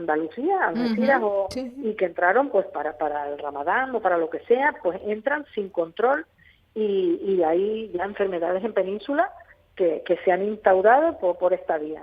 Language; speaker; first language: Spanish; native; Spanish